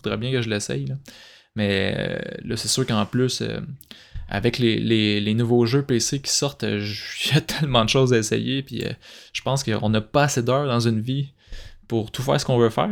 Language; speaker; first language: French; native; French